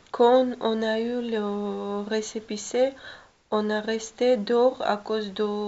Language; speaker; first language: French; non-native, learner; Russian